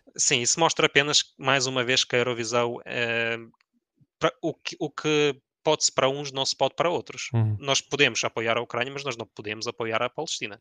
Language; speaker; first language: Portuguese; early bilingual, other home language; Ukrainian